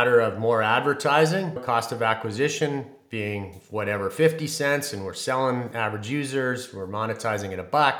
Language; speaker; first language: English; native; English